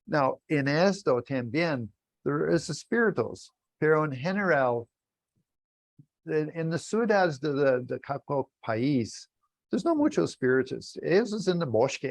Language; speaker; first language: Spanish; non-native, learner; English